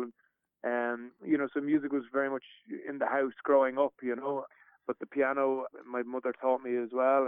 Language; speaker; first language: English; native; English